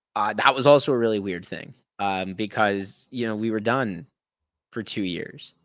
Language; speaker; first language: English; native; English